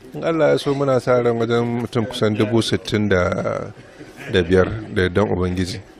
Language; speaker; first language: Hausa; native; Hausa